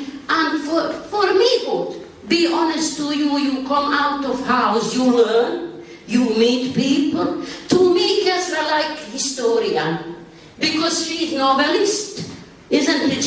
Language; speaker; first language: English; non-native, learner; Bosnian